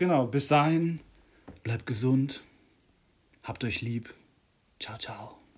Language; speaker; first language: German; native; German